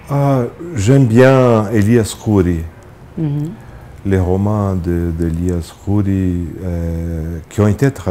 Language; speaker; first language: French; non-native, fluent; Portuguese